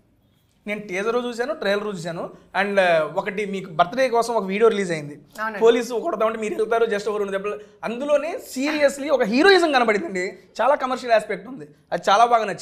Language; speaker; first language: Telugu; native; Telugu